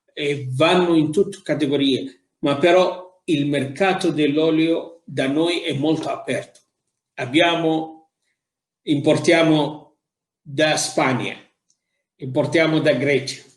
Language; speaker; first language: Italian; non-native, fluent; Arabic